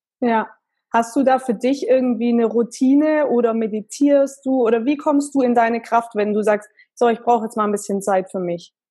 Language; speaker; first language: German; native; German